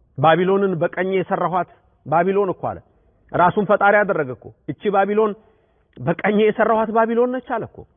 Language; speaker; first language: Amharic; native; Amharic